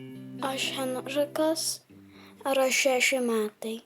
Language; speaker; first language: Lithuanian; early bilingual, heritage; Lithuanian